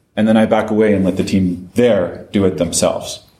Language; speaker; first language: English; non-native, fluent; French